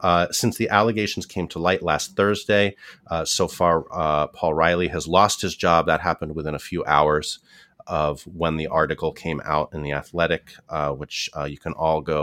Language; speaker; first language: English; native; English